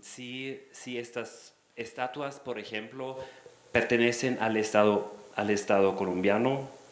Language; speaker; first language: Spanish; non-native, fluent; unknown